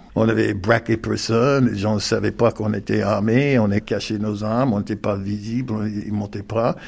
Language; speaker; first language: French; non-native, fluent; English